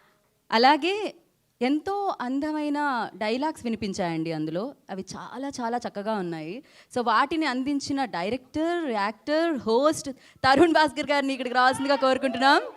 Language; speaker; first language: Telugu; native; Telugu